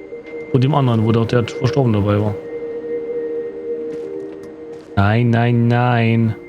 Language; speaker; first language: German; native; German